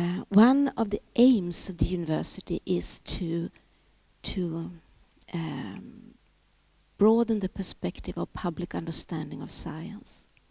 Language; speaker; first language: English; non-native, fluent; Swedish